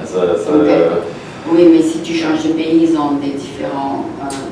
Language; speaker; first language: French; non-native, fluent; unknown